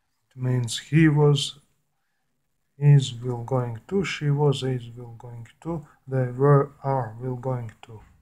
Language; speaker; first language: English; non-native, learner; Latvian